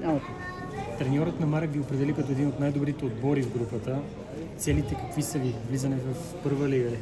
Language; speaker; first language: Bulgarian; native; Bulgarian